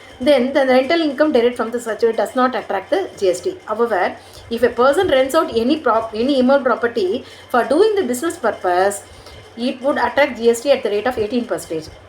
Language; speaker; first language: English; non-native, local second language; Tamil